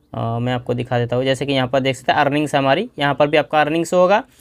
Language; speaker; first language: Hindi; native; Hindi